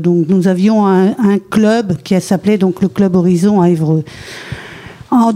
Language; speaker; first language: French; native; French